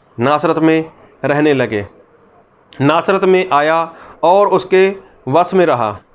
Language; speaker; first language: Hindi; non-native, local second language; Punjabi